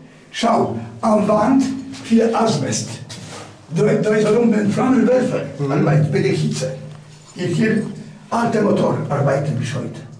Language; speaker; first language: German; non-native, learner; Polish